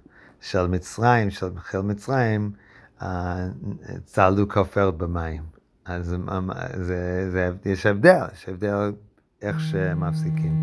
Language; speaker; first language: Hebrew; non-native, fluent; English